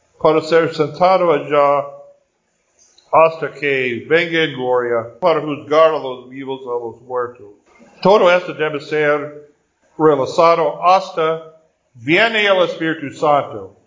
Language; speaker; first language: Spanish; non-native, fluent; Portuguese